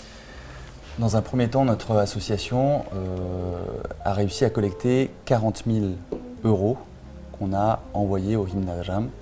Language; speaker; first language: French; native; French